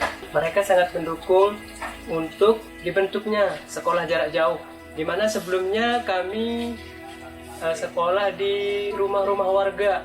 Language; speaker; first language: Indonesian; non-native, local second language; Sasak